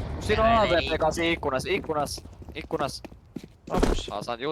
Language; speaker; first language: Finnish; native; Finnish